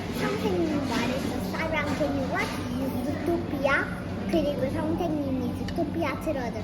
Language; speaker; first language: Korean; early bilingual, heritage; Korean